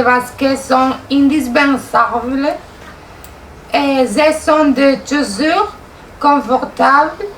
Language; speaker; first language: French; non-native, learner; Spanish